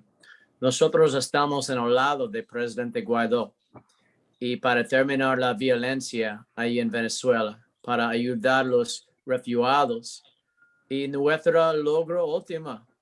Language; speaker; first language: Spanish; non-native, learner; English